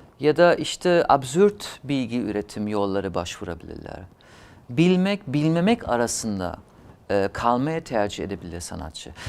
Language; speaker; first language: Turkish; non-native, fluent; German